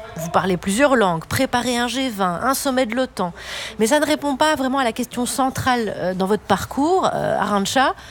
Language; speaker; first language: French; native; French